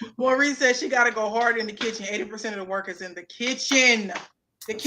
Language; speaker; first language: English; native; English